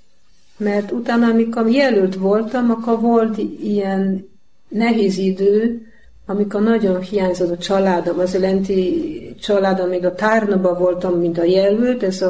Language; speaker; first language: Hungarian; non-native, learner; Polish